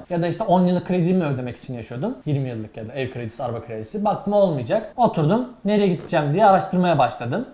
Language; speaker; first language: Turkish; native; Turkish